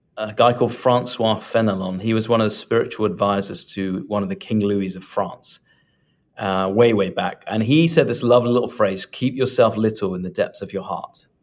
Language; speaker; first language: English; native; English